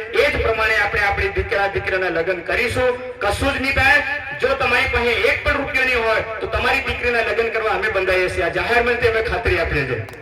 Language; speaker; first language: Gujarati; non-native, local second language; Bhili